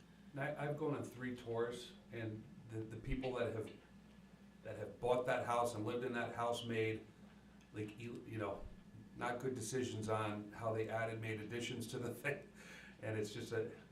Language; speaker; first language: English; native; English